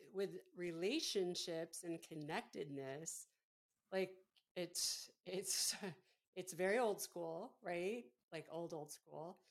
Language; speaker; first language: English; native; English